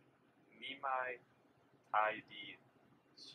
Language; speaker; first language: Chinese; non-native, learner; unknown